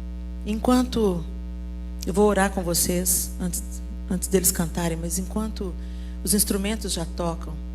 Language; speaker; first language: Portuguese; native; Portuguese